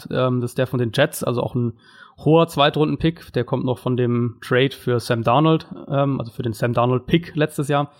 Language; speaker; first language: German; native; German